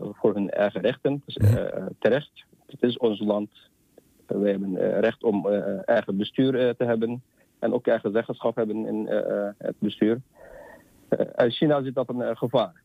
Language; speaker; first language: Dutch; non-native, fluent; Uyghur